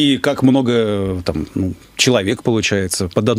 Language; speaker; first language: Russian; native; Russian